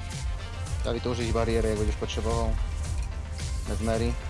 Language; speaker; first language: Polish; native; Polish